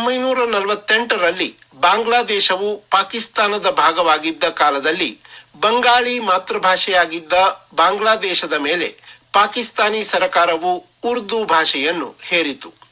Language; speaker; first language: Kannada; non-native, local second language; Marathi